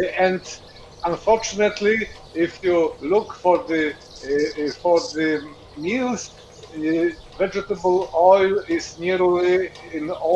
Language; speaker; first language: English; non-native, fluent; Polish